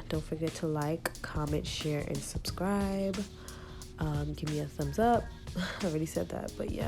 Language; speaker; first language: English; native; English